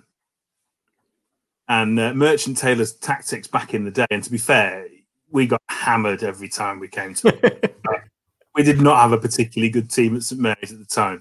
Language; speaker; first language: English; native; English